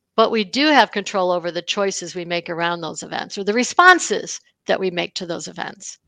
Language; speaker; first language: English; native; English